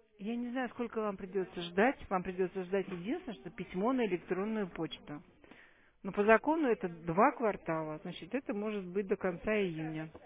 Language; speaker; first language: Russian; native; Russian